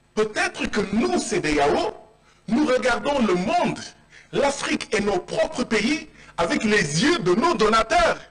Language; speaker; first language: French; non-native, local second language; Wolof